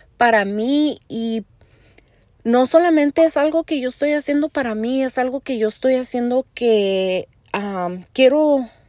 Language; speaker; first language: Spanish; early bilingual, heritage; Spanish